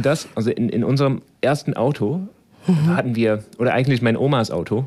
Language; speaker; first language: German; non-native, learner; English